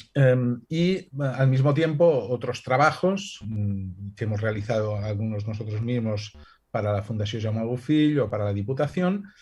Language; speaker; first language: Spanish; non-native, local second language; Catalan